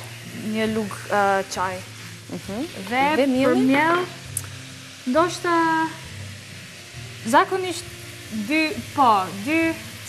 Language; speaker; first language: Albanian; non-native, learner; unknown